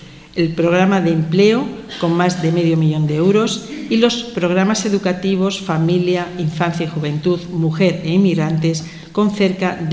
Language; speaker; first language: Spanish; native; Spanish